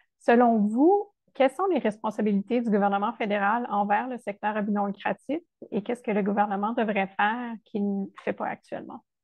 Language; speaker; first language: French; native; French